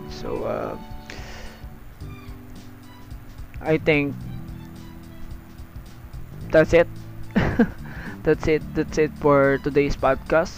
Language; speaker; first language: English; non-native, local second language; Filipino